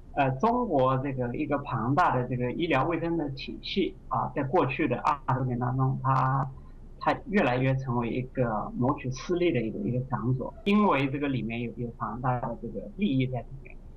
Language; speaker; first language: Chinese; native; Chinese